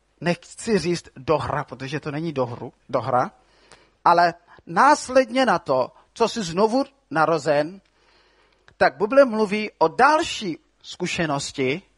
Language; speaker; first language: Czech; non-native, fluent; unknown